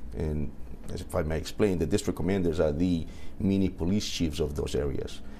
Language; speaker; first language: English; early bilingual, other home language; Spanish